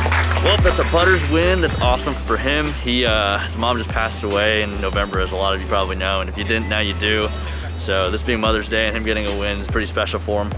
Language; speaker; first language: English; native; English